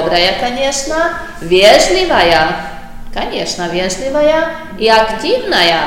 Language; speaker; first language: Russian; non-native, fluent; Hungarian